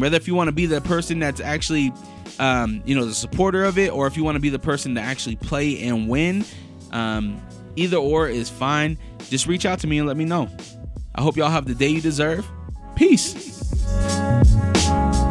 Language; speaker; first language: English; native; English